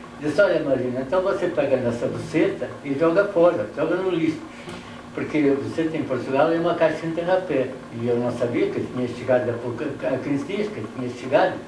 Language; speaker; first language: Portuguese; native; Portuguese